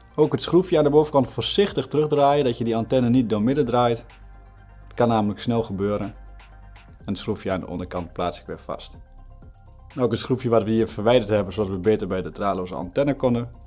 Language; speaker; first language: Dutch; native; Dutch